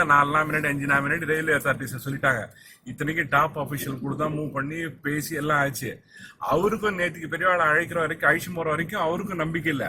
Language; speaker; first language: Tamil; native; Tamil